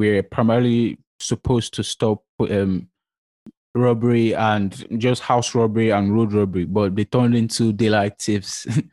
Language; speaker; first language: English; non-native, local second language; Yoruba